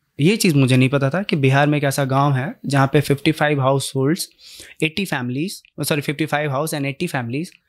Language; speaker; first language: Hindi; native; Hindi